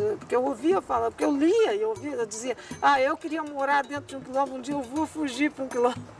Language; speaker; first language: Portuguese; native; Portuguese